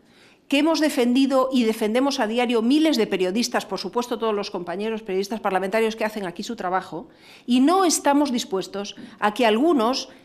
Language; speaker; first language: Spanish; native; Spanish